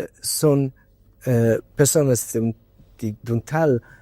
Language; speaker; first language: Spanish; non-native, learner; English